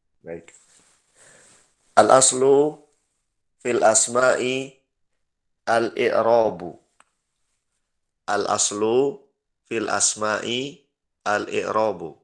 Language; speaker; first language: Arabic; non-native, fluent; Indonesian